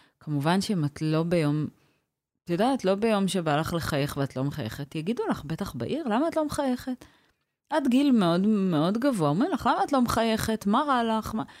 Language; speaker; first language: Hebrew; native; Hebrew